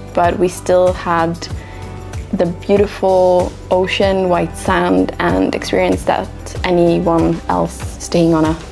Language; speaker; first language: English; non-native, fluent; Swedish